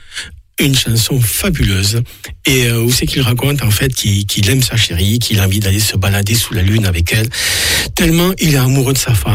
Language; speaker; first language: French; native; French